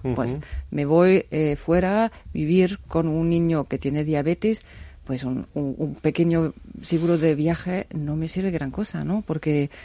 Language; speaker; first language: Spanish; non-native, fluent; German